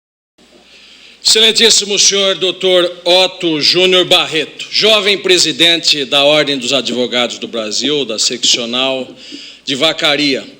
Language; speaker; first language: Portuguese; native; Portuguese